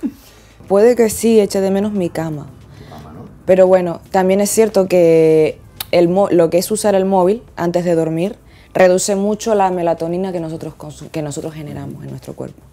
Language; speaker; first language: Spanish; native; Spanish